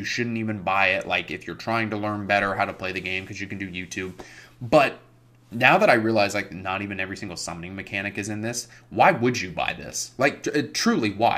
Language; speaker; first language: English; native; English